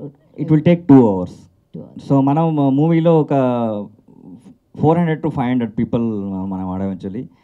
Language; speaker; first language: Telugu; non-native, learner; Kannada